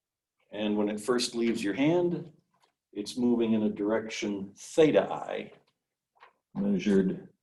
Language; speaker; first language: English; native; English